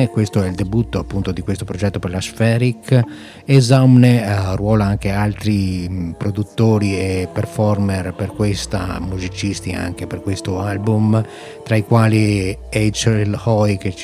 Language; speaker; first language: Italian; native; Italian